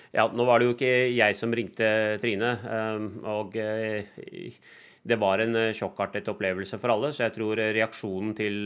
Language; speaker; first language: Norwegian; early bilingual, other home language; Punjabi